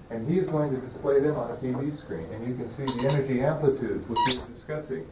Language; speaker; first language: English; native; English